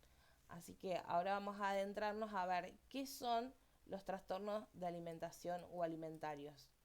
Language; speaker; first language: Spanish; native; Spanish